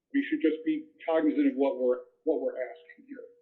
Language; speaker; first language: English; native; English